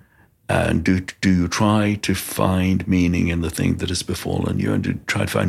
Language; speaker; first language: English; native; English